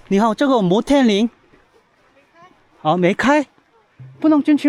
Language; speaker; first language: Chinese; non-native, fluent; Korean